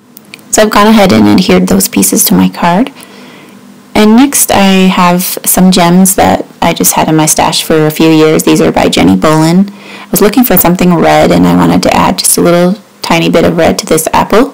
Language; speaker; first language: English; native; English